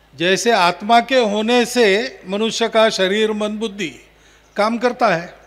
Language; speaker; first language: Hindi; non-native, local second language; Marathi